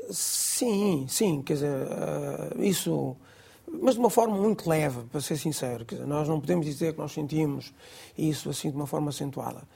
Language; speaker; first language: Portuguese; non-native, local second language; Gujarati